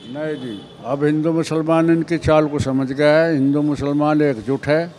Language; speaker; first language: Hindi; native; Hindi